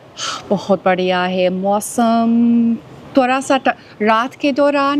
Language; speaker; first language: Hindi; non-native, learner; English